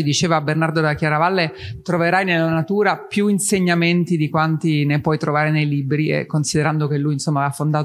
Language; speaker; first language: Italian; native; Italian